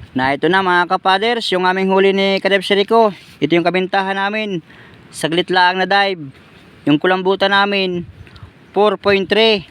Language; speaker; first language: Filipino; native; Filipino